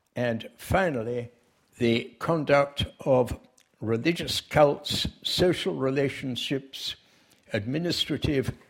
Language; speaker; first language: English; native; English